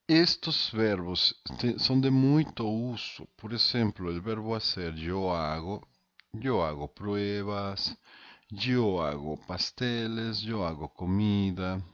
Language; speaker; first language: Spanish; non-native, fluent; Portuguese